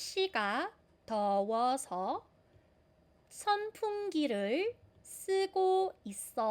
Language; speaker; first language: Korean; non-native, fluent; Filipino